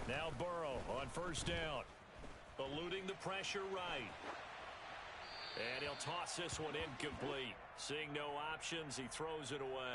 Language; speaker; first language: English; native; English